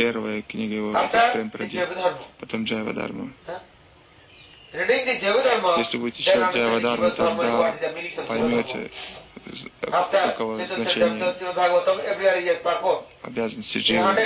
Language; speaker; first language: Russian; non-native, learner; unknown